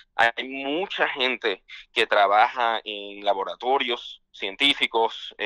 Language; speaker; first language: Spanish; native; Spanish